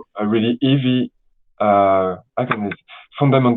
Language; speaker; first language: English; non-native, learner; French